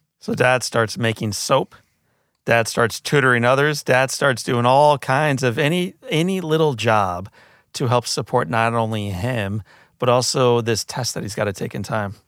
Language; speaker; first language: English; native; English